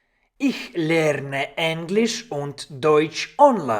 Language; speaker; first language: German; non-native, fluent; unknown